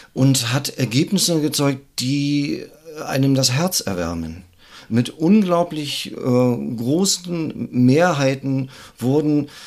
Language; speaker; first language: German; native; German